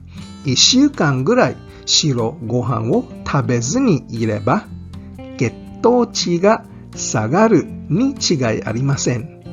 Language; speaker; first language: Japanese; non-native, fluent; Filipino